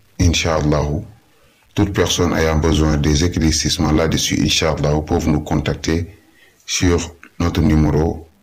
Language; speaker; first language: French; non-native, local second language; Wolof